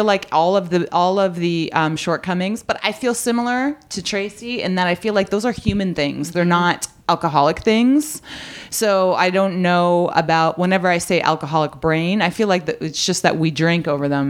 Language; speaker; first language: English; native; English